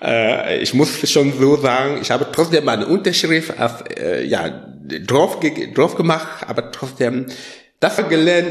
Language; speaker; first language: German; non-native, learner; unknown